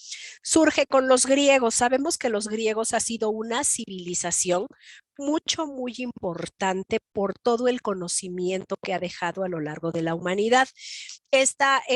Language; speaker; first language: Spanish; native; Spanish